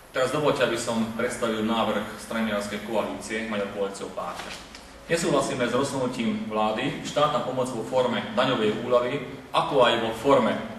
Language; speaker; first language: Slovak; non-native, local second language; Hungarian